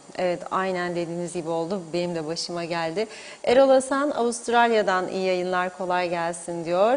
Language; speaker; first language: Turkish; native; Turkish